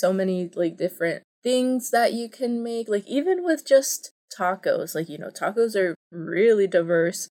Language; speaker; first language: English; early bilingual, other home language; Spanish